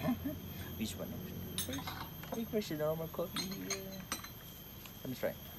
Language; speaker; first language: English; non-native, local second language; Filipino